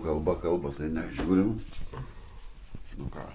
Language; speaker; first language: Lithuanian; native; Lithuanian